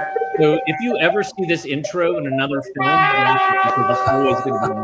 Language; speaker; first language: English; native; English